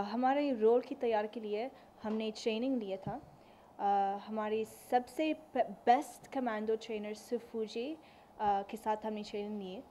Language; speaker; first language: Hindi; non-native, learner; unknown